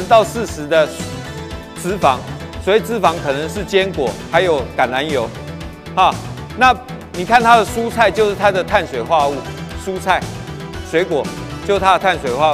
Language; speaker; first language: Chinese; native; Chinese